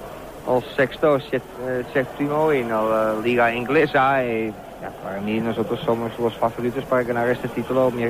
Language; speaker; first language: Spanish; non-native, learner; Dutch